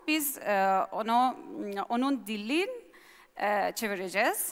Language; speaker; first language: Turkish; non-native, learner; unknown